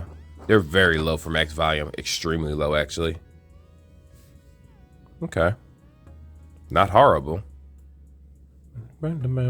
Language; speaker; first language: English; native; English